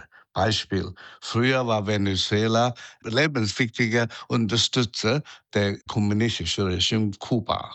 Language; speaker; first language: German; non-native, fluent; Chinese